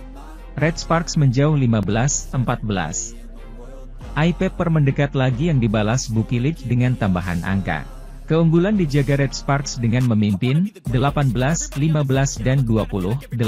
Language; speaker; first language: Indonesian; native; Indonesian